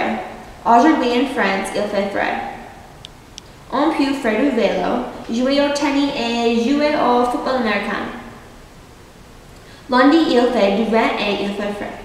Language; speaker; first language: French; non-native, learner; English